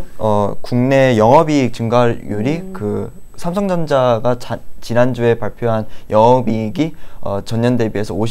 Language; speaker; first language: Korean; native; Korean